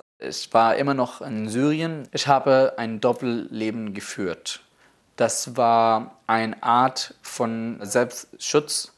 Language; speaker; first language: German; non-native, fluent; Arabic